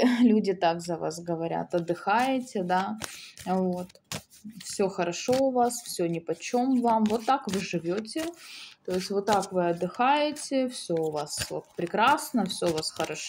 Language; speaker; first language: Russian; native; Russian